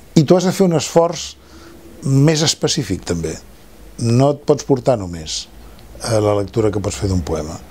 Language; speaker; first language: Catalan; non-native, local second language; Spanish